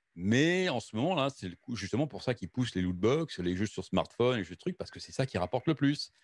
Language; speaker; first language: French; native; French